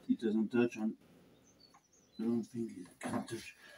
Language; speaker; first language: English; non-native, learner; French